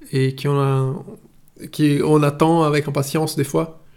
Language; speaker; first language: French; non-native, fluent; Portuguese